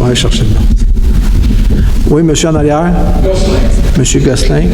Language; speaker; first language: French; native; French